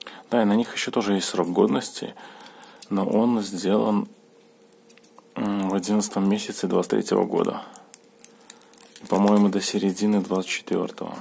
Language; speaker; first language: Russian; native; Russian